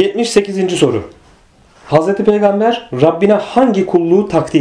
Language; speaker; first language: Turkish; native; Turkish